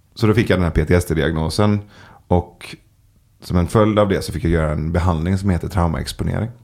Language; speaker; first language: Swedish; early bilingual, other home language; Persian